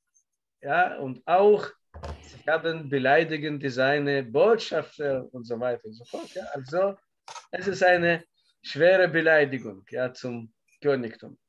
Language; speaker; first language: German; non-native, learner; Russian